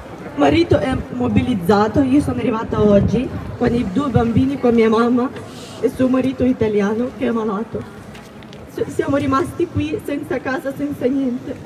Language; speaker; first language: Italian; non-native, fluent; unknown